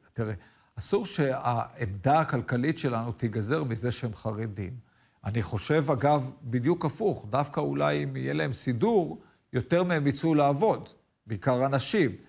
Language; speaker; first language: Hebrew; native; Hebrew